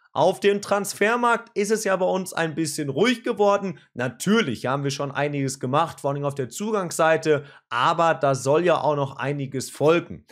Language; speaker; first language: German; native; German